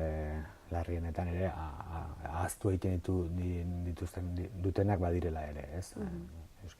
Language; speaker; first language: Basque; non-native, local second language; Spanish